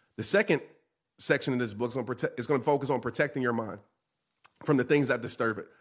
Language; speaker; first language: English; native; English